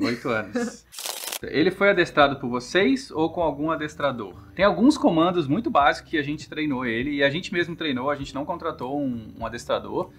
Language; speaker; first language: Portuguese; native; Portuguese